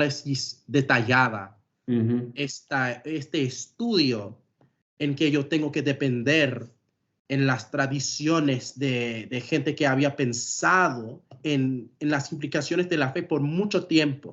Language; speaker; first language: Spanish; non-native, fluent; English